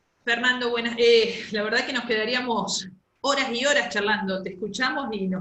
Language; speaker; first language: Spanish; native; Spanish